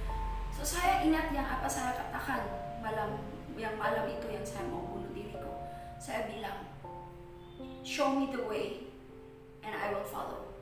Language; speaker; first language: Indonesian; non-native, fluent; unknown